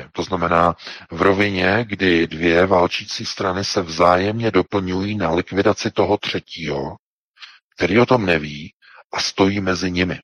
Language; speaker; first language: Czech; native; Czech